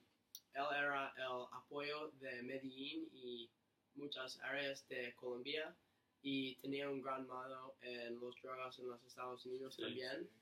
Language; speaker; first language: Spanish; non-native, learner; English